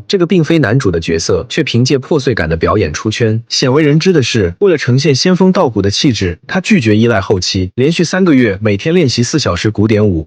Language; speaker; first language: Chinese; native; Chinese